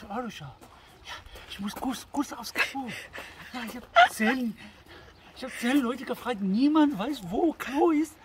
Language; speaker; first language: German; non-native, learner; Persian